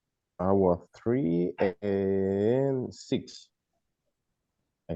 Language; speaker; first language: English; non-native, learner; Spanish